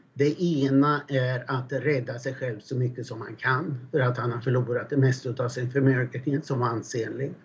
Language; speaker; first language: Swedish; native; Swedish